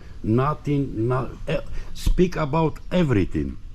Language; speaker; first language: English; non-native, learner; Polish